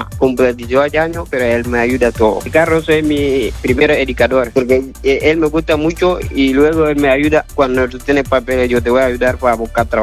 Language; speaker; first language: Spanish; non-native, learner; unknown